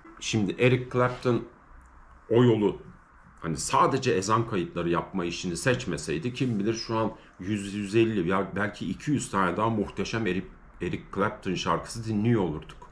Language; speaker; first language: Turkish; native; Turkish